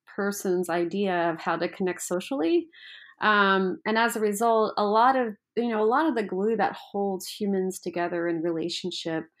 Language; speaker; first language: English; native; English